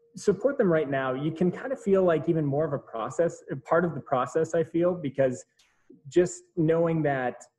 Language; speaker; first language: English; native; English